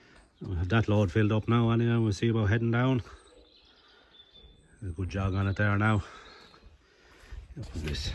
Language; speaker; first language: English; native; English